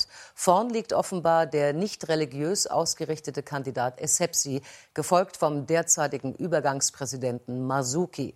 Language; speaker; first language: German; native; German